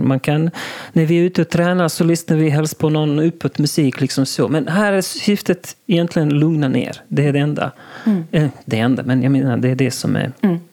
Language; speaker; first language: Swedish; non-native, local second language; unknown